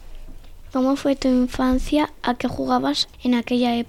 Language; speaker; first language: Spanish; native; Spanish